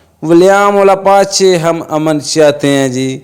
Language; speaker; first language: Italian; non-native, fluent; Urdu